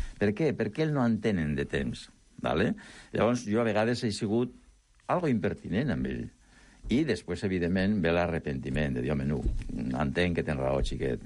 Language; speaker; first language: Catalan; non-native, local second language; Spanish